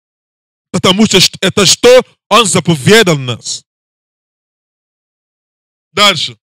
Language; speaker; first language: Russian; non-native, learner; English